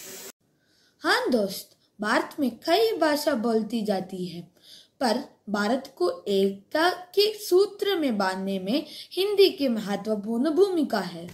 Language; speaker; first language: Hindi; non-native, local second language; Tamil